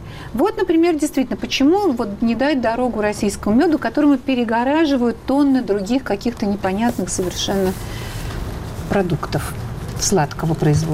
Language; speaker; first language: Russian; native; Russian